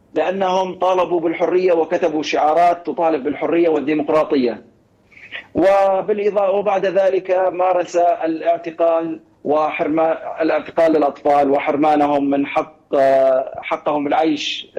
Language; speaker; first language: Arabic; native; Arabic